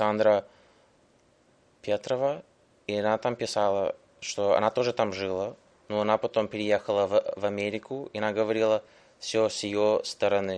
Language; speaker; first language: Russian; early bilingual, heritage; English